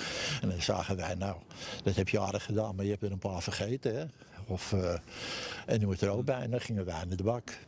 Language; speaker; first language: Dutch; native; Dutch